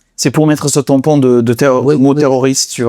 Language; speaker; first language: French; non-native, fluent; English